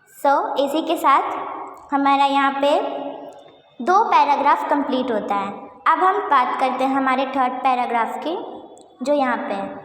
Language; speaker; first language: Hindi; native; Hindi